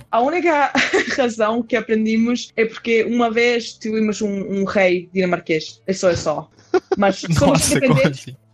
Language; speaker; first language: Portuguese; non-native, fluent; Icelandic